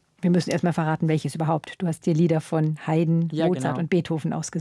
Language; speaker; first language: German; native; German